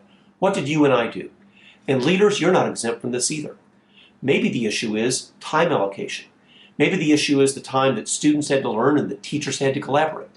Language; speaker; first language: English; native; English